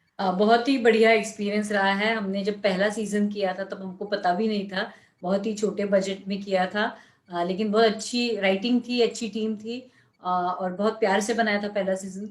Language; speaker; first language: Hindi; non-native, local second language; Marathi